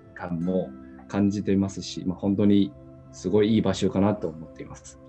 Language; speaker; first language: Japanese; non-native, fluent; Chinese